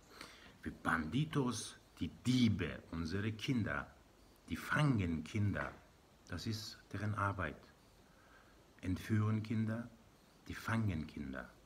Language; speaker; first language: German; non-native, learner; Persian